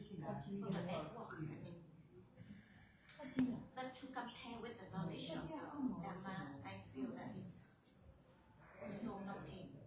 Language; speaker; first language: English; non-native, learner; Vietnamese